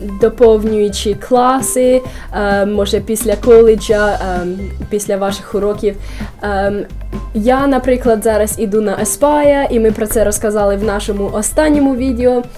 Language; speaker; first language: Ukrainian; early bilingual, heritage; Ukrainian